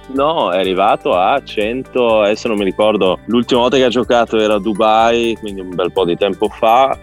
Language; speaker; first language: Italian; native; Italian